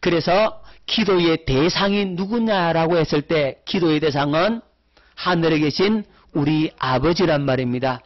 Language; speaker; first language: Korean; native; Korean